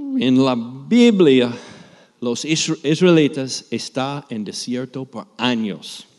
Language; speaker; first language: Spanish; non-native, learner; English